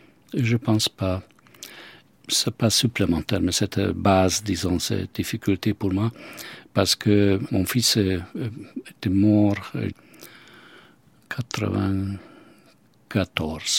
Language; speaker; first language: French; non-native, fluent; Hungarian